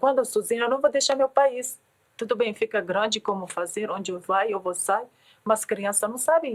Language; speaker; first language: Portuguese; non-native, learner; Arabic